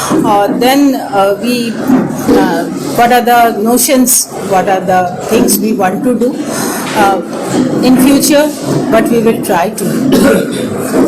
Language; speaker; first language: English; non-native, local second language; Bangla